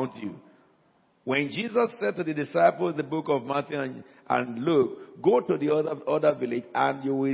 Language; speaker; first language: English; non-native, local second language; Yoruba